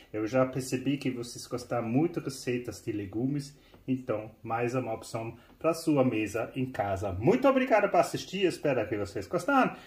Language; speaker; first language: Portuguese; non-native, fluent; German